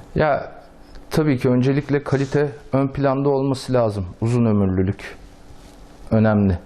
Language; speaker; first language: Turkish; native; Turkish